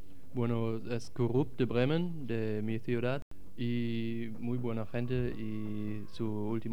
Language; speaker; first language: Spanish; non-native, fluent; German